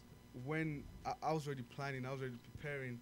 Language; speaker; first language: English; non-native, local second language; Yoruba